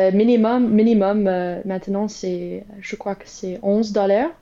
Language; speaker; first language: French; non-native, learner; English